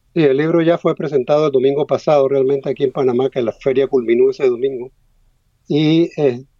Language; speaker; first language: Spanish; native; Spanish